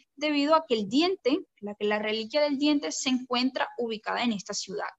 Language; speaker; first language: Spanish; native; Spanish